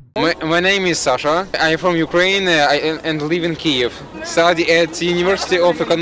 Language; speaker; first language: English; non-native, learner; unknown